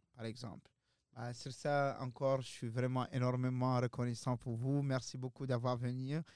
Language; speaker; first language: French; non-native, local second language; Arabic